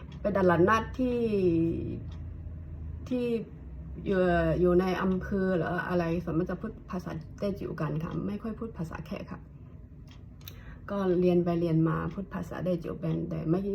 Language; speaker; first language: Thai; non-native, fluent; Hakka Chinese